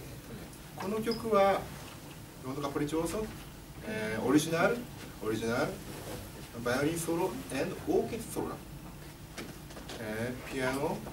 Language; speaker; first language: Japanese; non-native, fluent; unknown